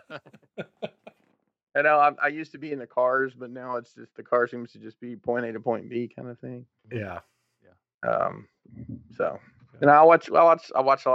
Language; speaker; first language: English; native; English